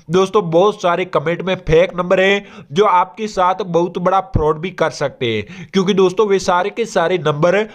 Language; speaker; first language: Hindi; non-native, local second language; Gujarati